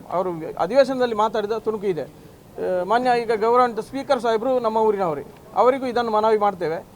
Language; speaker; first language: Kannada; non-native, local second language; Tulu